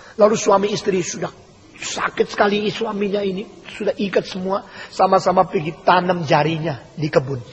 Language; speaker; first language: Indonesian; early bilingual, other home language; Min Nan Chinese